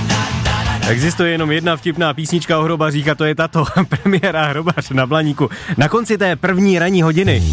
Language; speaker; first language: Czech; native; Czech